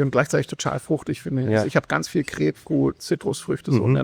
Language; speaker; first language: German; native; German